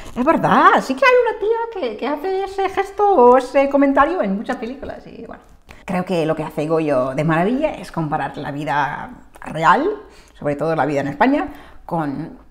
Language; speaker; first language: Spanish; non-native, fluent; English